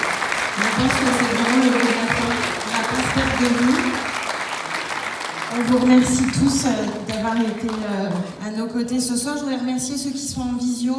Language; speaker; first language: French; native; French